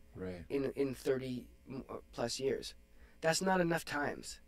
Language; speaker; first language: English; native; English